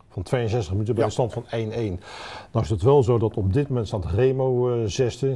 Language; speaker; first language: Dutch; native; Dutch